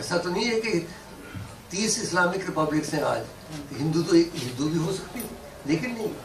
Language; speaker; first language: Hindi; non-native, local second language; Dogri